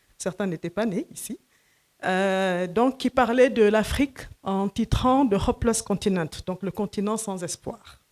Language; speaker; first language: French; non-native, local second language; Fula